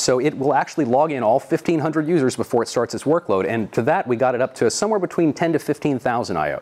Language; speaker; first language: English; native; English